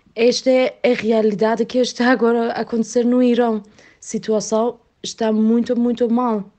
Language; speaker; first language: Portuguese; non-native, learner; Persian